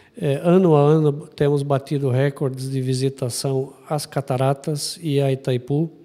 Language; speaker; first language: Portuguese; native; Portuguese